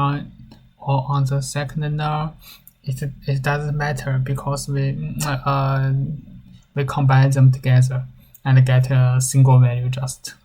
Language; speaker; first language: English; non-native, learner; Chinese